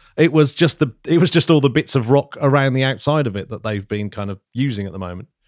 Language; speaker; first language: English; native; English